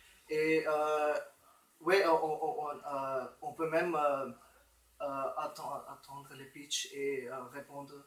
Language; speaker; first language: French; non-native, fluent; Romanian